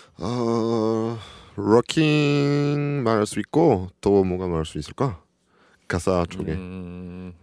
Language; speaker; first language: Korean; non-native, learner; French